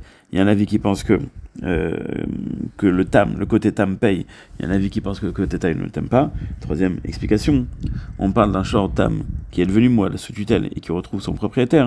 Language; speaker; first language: French; native; French